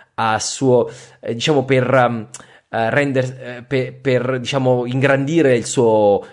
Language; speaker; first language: Italian; native; Italian